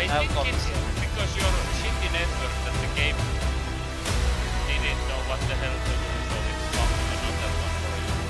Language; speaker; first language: English; non-native, fluent; Finnish